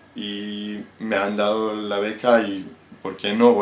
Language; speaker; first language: Spanish; non-native, fluent; Hebrew